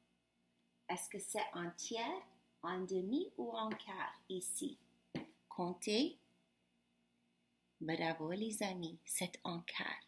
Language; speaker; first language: French; non-native, fluent; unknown